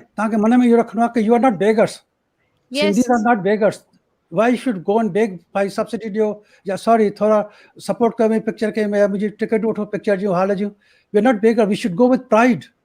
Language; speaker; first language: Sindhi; early bilingual, heritage; Sindhi